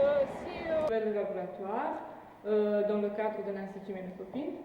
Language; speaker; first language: French; non-native, fluent; Serbian